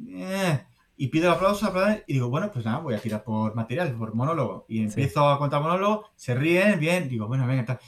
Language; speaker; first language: Spanish; native; Spanish